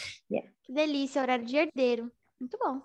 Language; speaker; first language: Portuguese; native; Portuguese